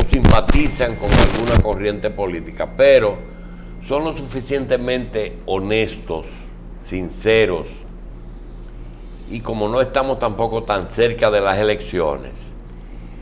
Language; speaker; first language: Spanish; native; Spanish